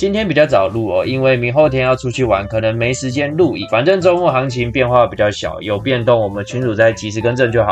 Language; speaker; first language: Chinese; native; Chinese